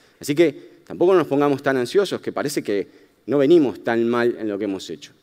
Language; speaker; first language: Spanish; native; Spanish